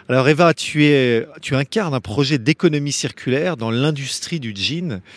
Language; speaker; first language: French; native; French